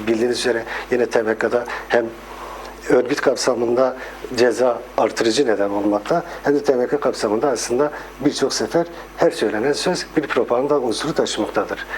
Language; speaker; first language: Turkish; non-native, local second language; Kurdish